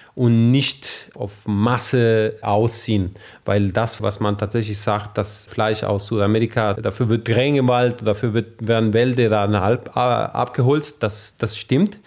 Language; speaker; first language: German; non-native, fluent; Spanish